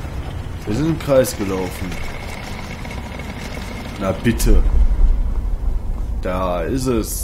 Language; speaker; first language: German; native; German